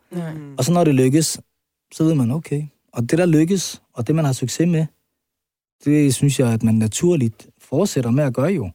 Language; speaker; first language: Danish; early bilingual, other home language; Arabic